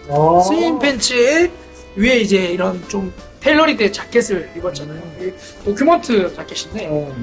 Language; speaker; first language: Korean; native; Korean